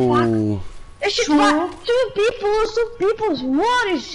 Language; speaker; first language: English; non-native, learner; Slovak